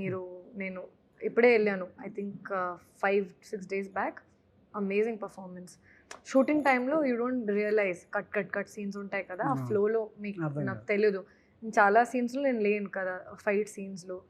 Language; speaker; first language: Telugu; non-native, fluent; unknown